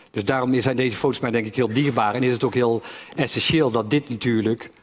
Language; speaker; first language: Dutch; native; Dutch